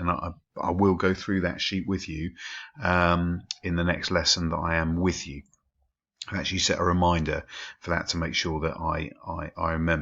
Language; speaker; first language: English; native; English